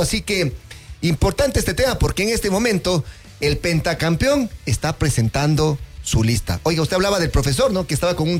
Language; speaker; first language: Spanish; native; Spanish